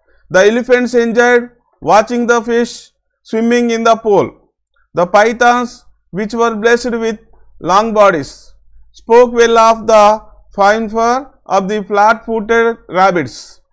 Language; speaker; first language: English; non-native, local second language; Telugu